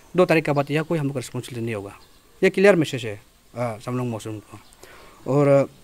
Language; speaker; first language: Hindi; non-native, local second language; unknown